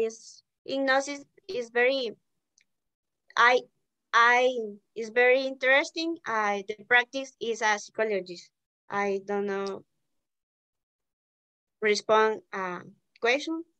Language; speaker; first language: English; non-native, learner; Spanish